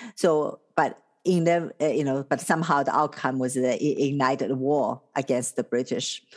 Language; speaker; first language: English; non-native, fluent; Chinese